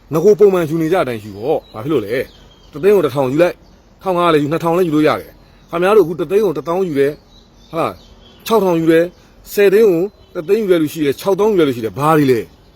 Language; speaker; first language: Burmese; native; Burmese